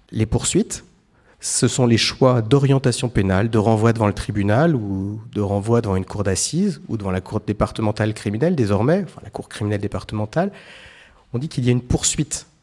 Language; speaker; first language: French; native; French